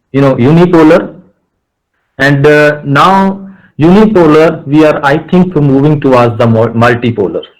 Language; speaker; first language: Hindi; non-native, local second language; Punjabi